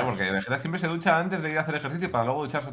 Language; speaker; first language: Spanish; native; Spanish